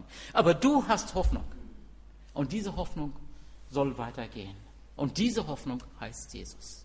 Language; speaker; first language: German; non-native, fluent; Arabic